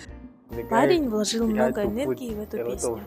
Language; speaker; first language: Russian; non-native, fluent; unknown